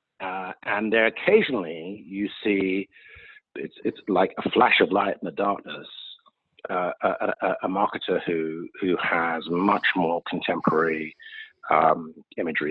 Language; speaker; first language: English; native; English